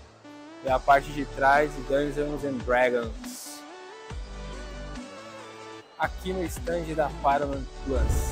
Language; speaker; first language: Portuguese; native; Portuguese